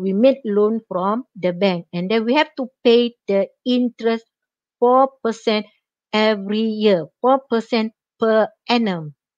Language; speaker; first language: English; non-native, local second language; Malay